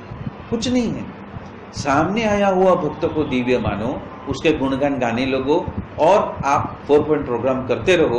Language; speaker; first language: Hindi; non-native, local second language; Gujarati